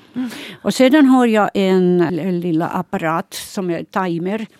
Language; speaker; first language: Swedish; non-native, local second language; Finnish